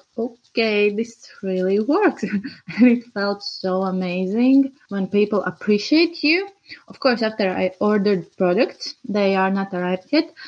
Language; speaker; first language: English; non-native, fluent; Latvian